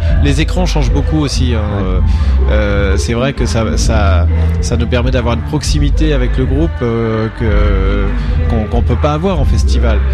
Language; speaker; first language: French; native; French